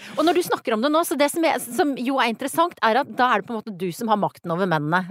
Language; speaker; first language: Norwegian; native; Norwegian